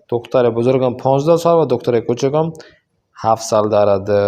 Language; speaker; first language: Persian; non-native, fluent; Urdu